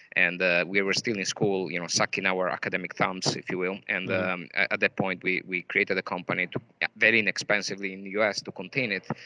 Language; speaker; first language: English; non-native, fluent; Italian